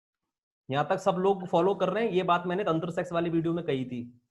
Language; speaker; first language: Hindi; native; Hindi